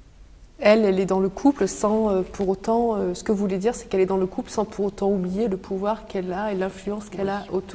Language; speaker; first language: French; native; French